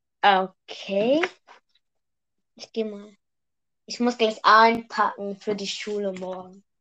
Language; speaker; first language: German; early bilingual, other home language; Vietnamese